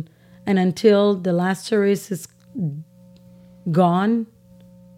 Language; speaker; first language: English; non-native, fluent; Persian